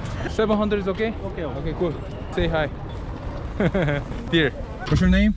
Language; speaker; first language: English; non-native, learner; Korean